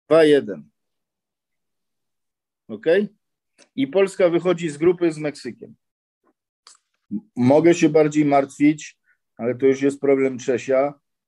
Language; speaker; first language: Polish; early bilingual, heritage; Polish